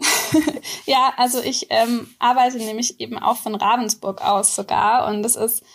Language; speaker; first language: German; native; German